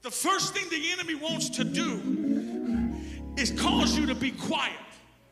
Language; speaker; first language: English; native; English